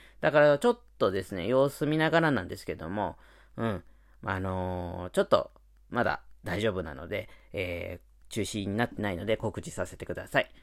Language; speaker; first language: Japanese; native; Japanese